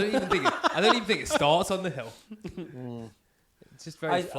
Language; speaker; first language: English; native; English